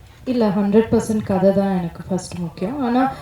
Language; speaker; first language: Tamil; non-native, local second language; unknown